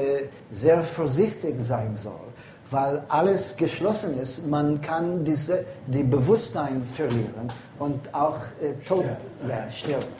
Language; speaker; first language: German; non-native, fluent; English